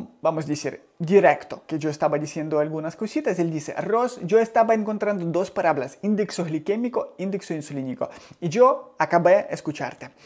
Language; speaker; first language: Spanish; non-native, learner; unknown